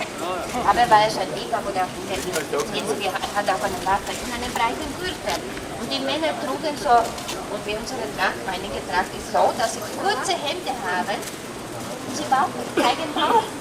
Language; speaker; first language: German; non-native, learner; Slovak